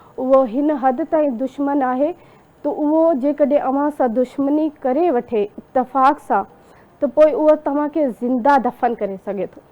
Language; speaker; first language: Sindhi; non-native, local second language; Urdu